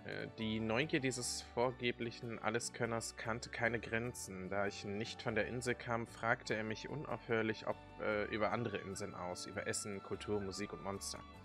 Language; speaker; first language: German; native; German